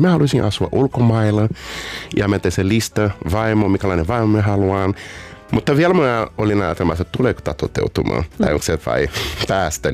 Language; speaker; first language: Finnish; non-native, learner; Portuguese